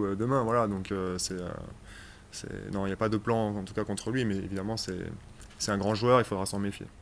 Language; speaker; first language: French; native; French